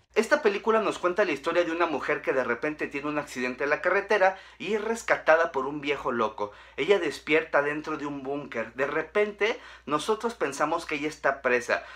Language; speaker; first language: Spanish; native; Spanish